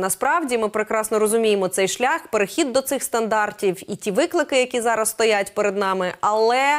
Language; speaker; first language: Ukrainian; native; Ukrainian